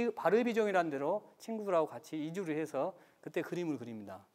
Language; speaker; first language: Korean; native; Korean